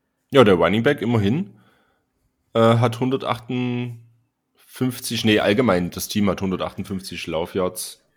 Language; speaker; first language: German; native; German